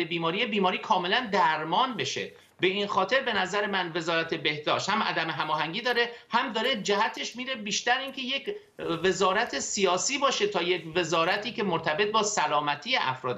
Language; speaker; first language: Persian; native; Persian